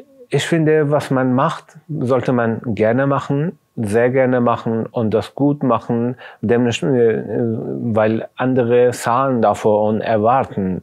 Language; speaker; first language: German; non-native, fluent; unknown